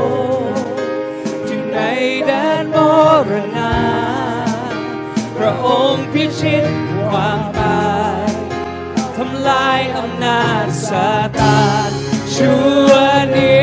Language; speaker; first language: Thai; native; Thai